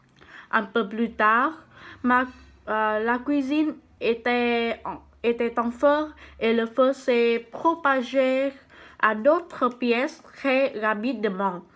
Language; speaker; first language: French; non-native, learner; Vietnamese